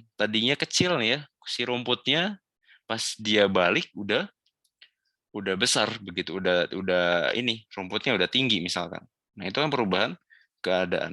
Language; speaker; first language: Indonesian; native; Indonesian